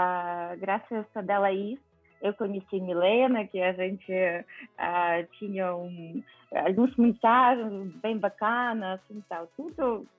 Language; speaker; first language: Portuguese; non-native, fluent; Ukrainian